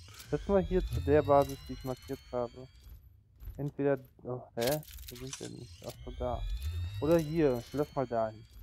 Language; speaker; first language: German; native; German